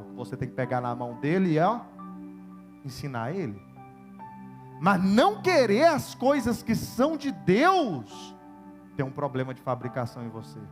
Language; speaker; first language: Portuguese; native; Portuguese